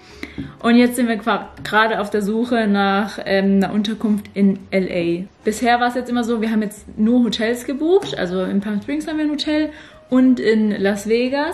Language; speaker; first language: German; native; German